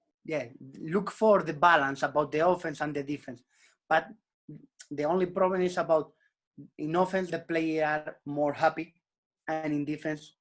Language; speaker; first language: English; non-native, learner; Spanish